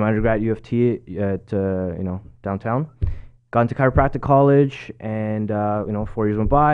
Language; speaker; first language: English; native; English